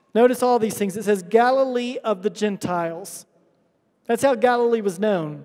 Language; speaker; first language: English; native; English